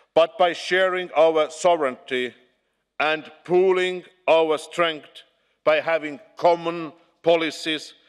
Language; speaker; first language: English; non-native, fluent; Estonian